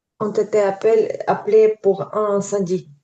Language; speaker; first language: French; non-native, learner; Ukrainian